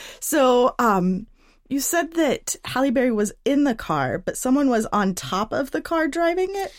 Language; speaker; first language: English; native; English